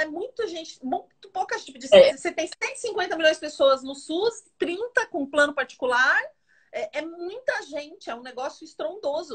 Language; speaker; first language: Portuguese; native; Portuguese